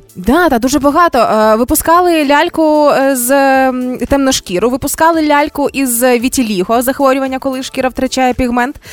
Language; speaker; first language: Ukrainian; native; Ukrainian